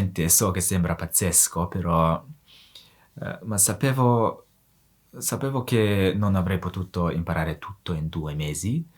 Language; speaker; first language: Italian; non-native, fluent; Mongolian